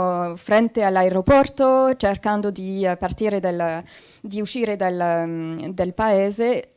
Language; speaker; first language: Italian; non-native, fluent; French